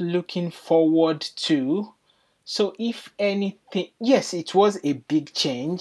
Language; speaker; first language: English; non-native, local second language; Yoruba